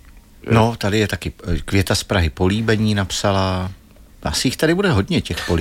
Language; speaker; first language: Czech; native; Czech